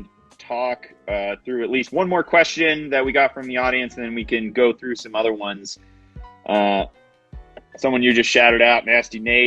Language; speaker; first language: English; native; English